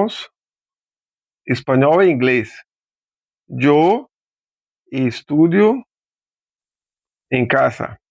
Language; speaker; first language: Spanish; non-native, fluent; Portuguese